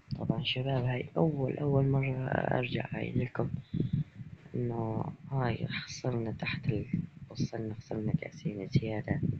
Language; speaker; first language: Arabic; native; Arabic